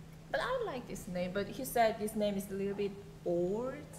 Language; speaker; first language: English; non-native, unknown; Korean